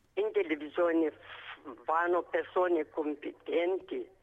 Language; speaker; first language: Italian; non-native, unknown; Romanian